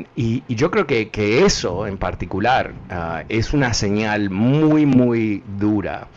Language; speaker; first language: Spanish; early bilingual, heritage; Spanish